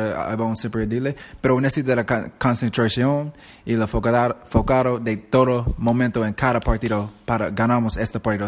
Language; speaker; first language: Spanish; non-native, learner; English